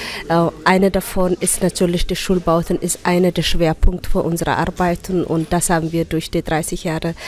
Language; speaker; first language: German; non-native, fluent; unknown